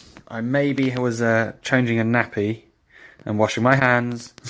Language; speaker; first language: English; native; English